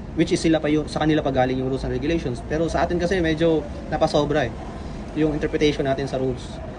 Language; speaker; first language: Filipino; native; Filipino